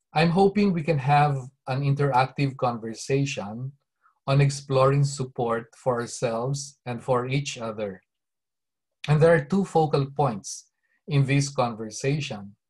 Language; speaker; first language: English; non-native, local second language; Bikol